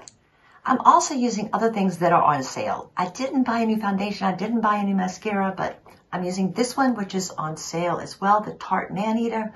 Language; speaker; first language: English; native; English